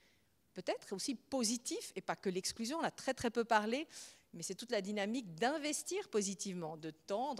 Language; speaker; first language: French; native; French